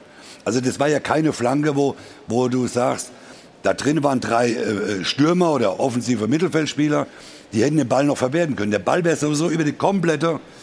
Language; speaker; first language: German; native; German